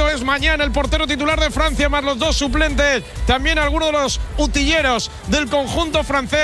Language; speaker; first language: Spanish; native; Spanish